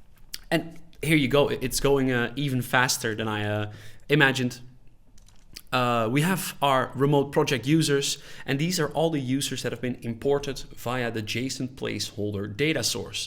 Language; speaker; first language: English; non-native, fluent; Dutch